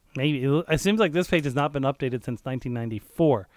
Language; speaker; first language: English; early bilingual, other home language; Slovenian